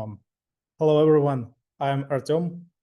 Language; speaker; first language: English; non-native, fluent; Russian